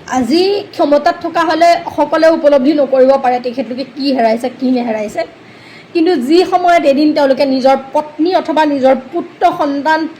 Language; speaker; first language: Assamese; native; Assamese